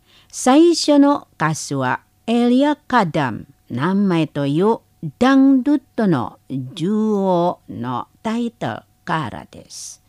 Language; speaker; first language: Japanese; non-native, fluent; Indonesian